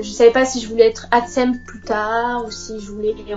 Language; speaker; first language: French; native; French